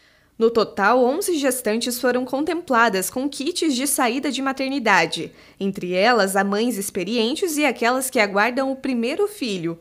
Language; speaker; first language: Portuguese; native; Portuguese